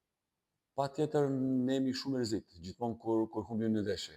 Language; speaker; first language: Albanian; non-native, learner; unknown